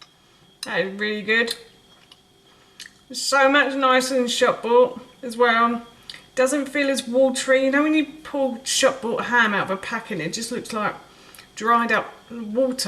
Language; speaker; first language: English; native; English